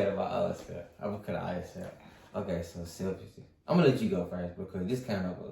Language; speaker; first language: English; native; English